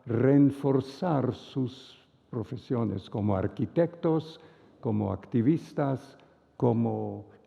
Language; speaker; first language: Spanish; non-native, fluent; Hebrew